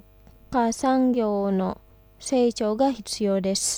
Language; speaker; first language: Japanese; non-native, fluent; Indonesian